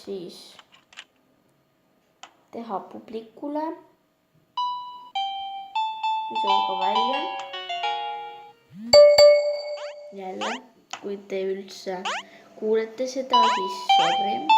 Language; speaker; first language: Estonian; non-native, local second language; Russian